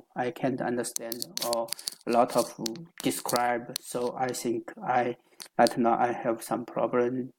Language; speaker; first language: English; non-native, learner; Chinese